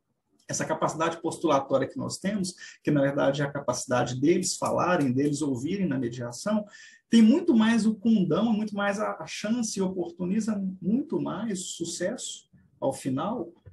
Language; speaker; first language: Portuguese; native; Portuguese